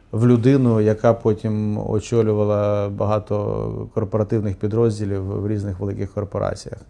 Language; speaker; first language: Ukrainian; native; Ukrainian